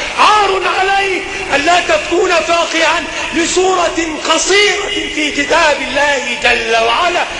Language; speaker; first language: Arabic; non-native, local second language; Ngazidja Comorian